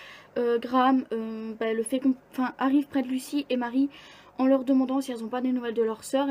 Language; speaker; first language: French; native; French